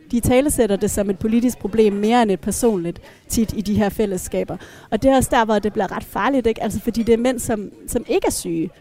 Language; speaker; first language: Danish; native; Danish